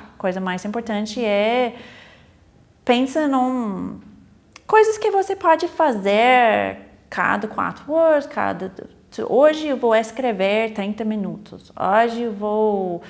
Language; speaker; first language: Portuguese; non-native, fluent; English